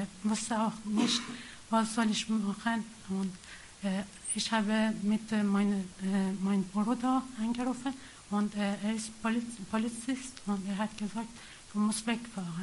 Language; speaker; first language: German; non-native, learner; Persian